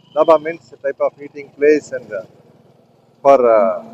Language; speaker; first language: English; non-native, local second language; Tamil